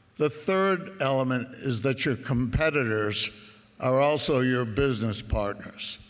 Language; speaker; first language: English; native; English